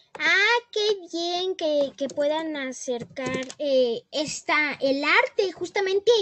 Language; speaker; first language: Spanish; native; Spanish